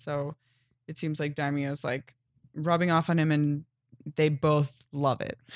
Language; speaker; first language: English; native; English